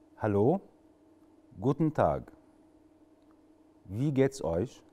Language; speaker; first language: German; non-native, fluent; Arabic